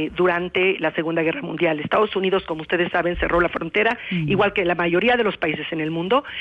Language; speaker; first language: Spanish; native; Spanish